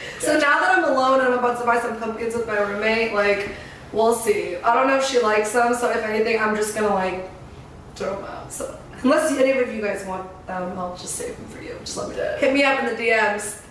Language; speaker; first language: English; native; English